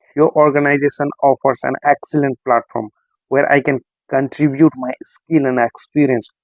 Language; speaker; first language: English; non-native, local second language; Nepali